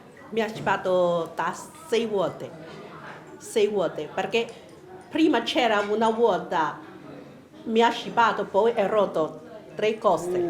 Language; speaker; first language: Italian; non-native, learner; Chinese